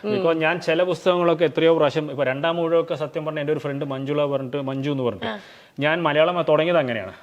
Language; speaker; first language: Malayalam; non-native, local second language; Kannada